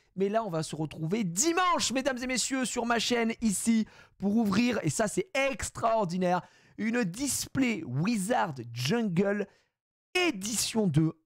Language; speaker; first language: French; native; French